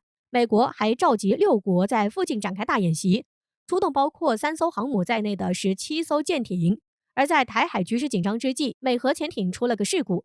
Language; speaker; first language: Chinese; native; Chinese